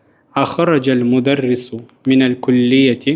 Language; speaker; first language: Arabic; non-native, fluent; Russian